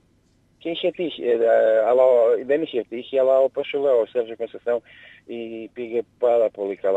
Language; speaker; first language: Greek; non-native, learner; Portuguese